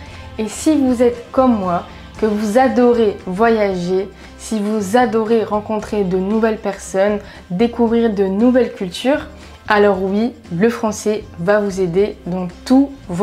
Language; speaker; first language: French; native; French